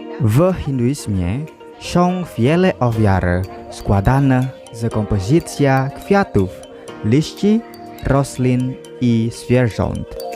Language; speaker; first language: Polish; non-native, learner; Balinese